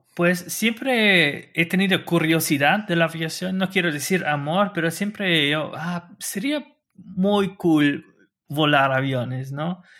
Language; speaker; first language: Spanish; non-native, fluent; Luxembourgish